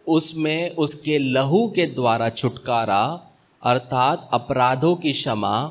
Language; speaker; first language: Hindi; native; Hindi